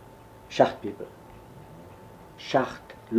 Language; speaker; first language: Hebrew; non-native, fluent; German